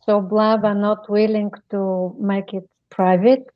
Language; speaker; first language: English; non-native, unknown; Bulgarian